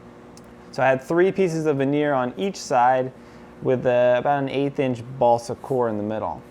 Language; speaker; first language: English; native; English